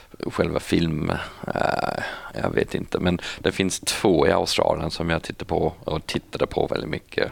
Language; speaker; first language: Swedish; non-native, fluent; English